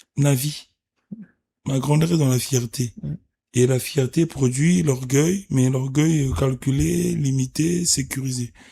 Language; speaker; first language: French; non-native, local second language; Lingala